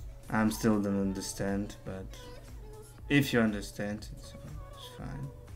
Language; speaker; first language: English; non-native, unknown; Ukrainian